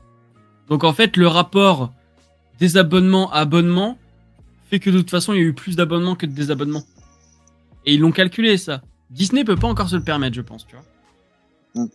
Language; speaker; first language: French; native; French